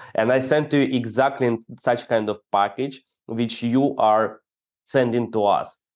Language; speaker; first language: English; non-native, fluent; Ukrainian